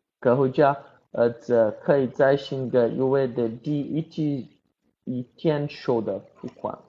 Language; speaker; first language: Chinese; non-native, learner; Portuguese